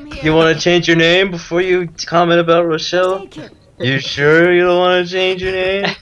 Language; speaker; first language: English; native; English